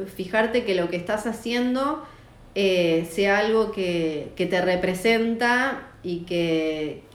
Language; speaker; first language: Spanish; native; Spanish